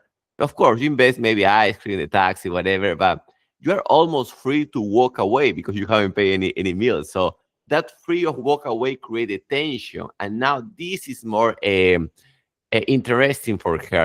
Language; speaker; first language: English; non-native, fluent; Spanish